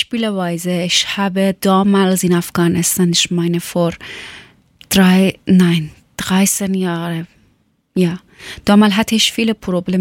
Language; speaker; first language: German; non-native, learner; Persian